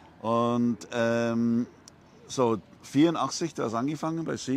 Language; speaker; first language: German; non-native, learner; English